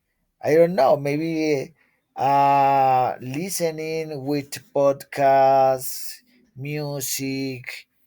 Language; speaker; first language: English; non-native, learner; Spanish